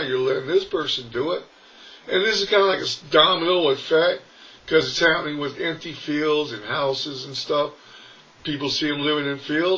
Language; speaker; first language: English; native; English